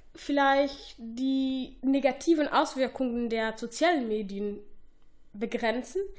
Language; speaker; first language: German; non-native, fluent; Somali